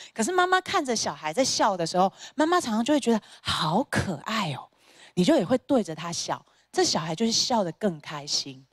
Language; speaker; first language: Chinese; native; Chinese